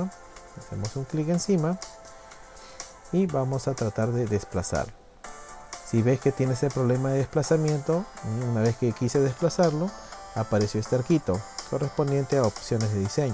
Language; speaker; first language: Spanish; native; Spanish